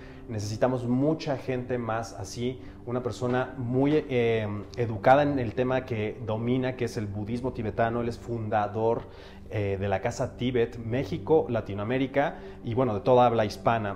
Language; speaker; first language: Spanish; native; Spanish